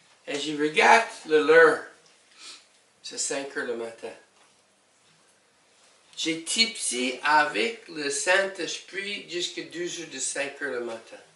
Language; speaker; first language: French; non-native, learner; English